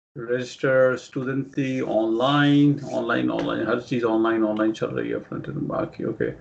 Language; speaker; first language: Hindi; non-native, local second language; Punjabi